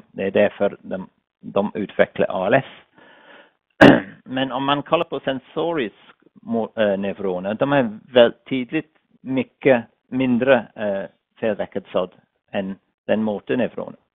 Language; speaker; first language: Swedish; non-native, fluent; English